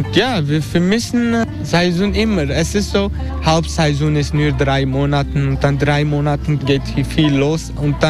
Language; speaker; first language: German; non-native, fluent; Turkish